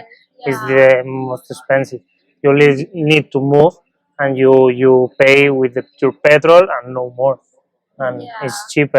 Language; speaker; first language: English; non-native, learner; Spanish